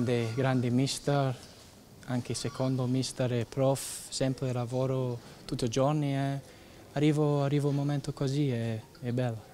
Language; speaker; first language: Italian; non-native, learner; English